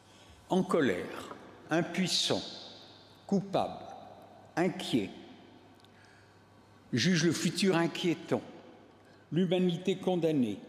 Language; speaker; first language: French; native; French